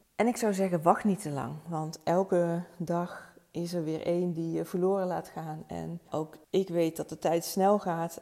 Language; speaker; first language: Dutch; native; Dutch